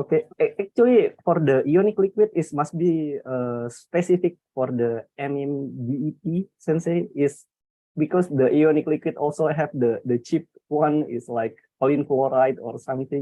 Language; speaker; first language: English; non-native, learner; Indonesian